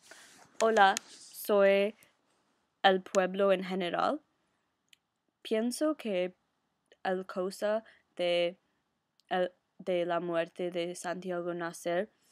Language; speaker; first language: Spanish; non-native, learner; English